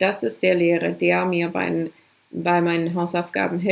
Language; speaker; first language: German; non-native, fluent; English